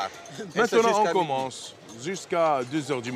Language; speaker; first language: French; non-native, local second language; Arabic